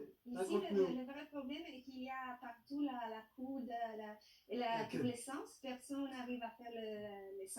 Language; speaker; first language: French; non-native, fluent; Italian